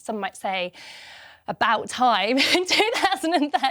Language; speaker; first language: English; native; English